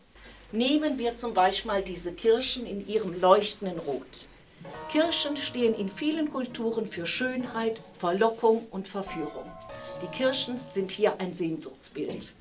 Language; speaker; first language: German; native; German